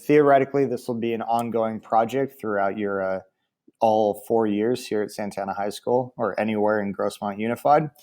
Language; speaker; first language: English; native; English